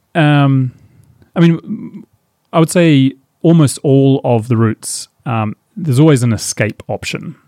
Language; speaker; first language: English; native; English